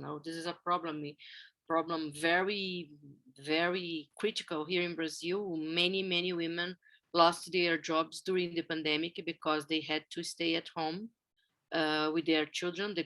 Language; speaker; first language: English; non-native, fluent; Portuguese